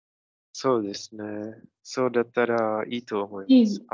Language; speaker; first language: Japanese; non-native, learner; Czech